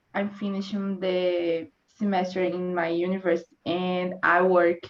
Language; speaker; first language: English; non-native, learner; Portuguese